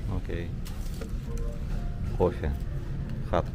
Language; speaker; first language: English; non-native, learner; Russian